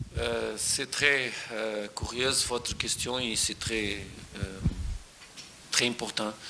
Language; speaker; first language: French; non-native, fluent; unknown